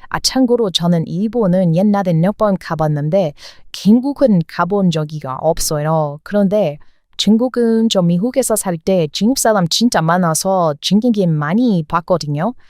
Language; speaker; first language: Korean; non-native, fluent; English